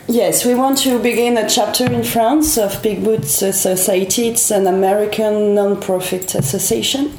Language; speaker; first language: English; non-native, learner; French